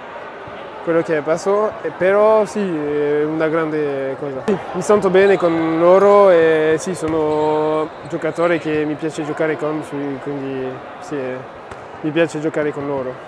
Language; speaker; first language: Italian; non-native, learner; French